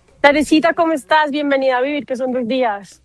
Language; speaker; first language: Spanish; native; Spanish